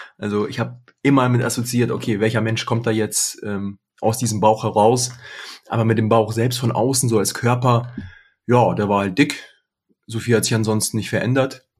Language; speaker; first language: German; early bilingual, other home language; Russian